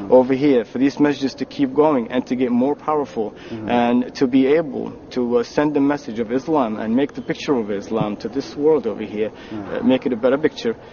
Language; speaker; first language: English; non-native, fluent; Arabic